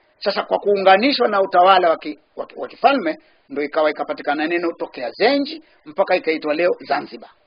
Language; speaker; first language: Swahili; native; Swahili